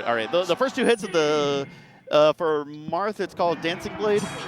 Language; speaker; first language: English; native; English